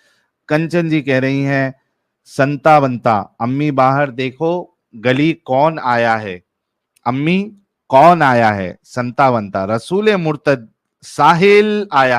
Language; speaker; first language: Hindi; native; Hindi